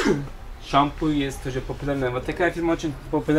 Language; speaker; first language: Russian; non-native, learner; Turkish